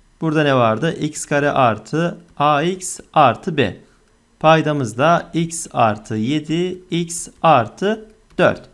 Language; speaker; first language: Turkish; native; Turkish